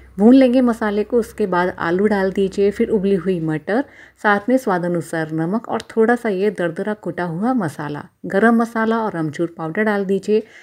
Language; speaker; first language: Hindi; native; Hindi